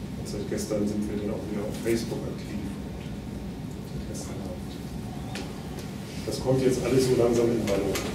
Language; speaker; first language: German; native; German